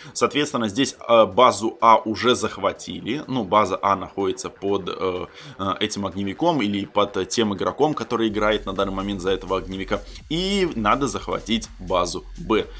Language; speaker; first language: Russian; native; Russian